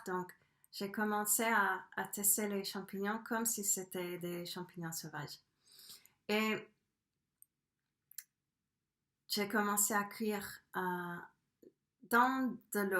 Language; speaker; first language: French; non-native, fluent; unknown